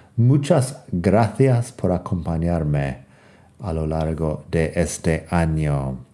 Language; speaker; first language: Spanish; non-native, fluent; English